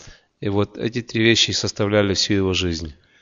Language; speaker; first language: Russian; native; Russian